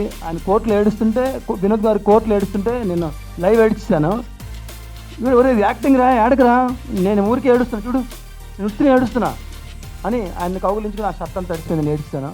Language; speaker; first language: Telugu; native; Telugu